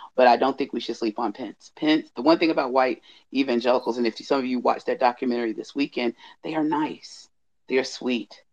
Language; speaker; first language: English; native; English